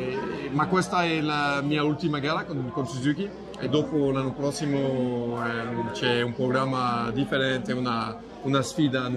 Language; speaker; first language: Italian; non-native, fluent; French